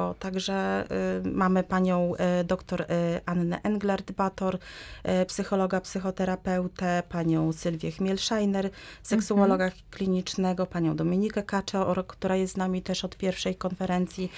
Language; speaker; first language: Polish; native; Polish